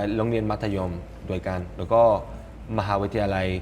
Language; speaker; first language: Thai; non-native, learner; Spanish